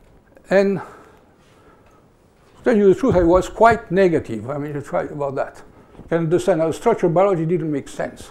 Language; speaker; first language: English; non-native, fluent; French